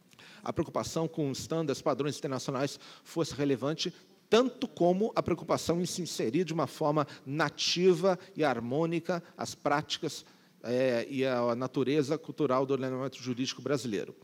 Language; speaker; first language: Portuguese; native; Portuguese